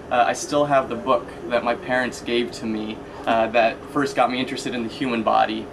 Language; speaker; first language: English; native; English